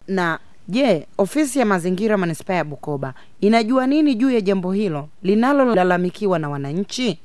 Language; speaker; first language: Swahili; native; Swahili